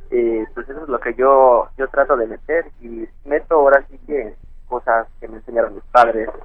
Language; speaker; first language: Spanish; non-native, local second language; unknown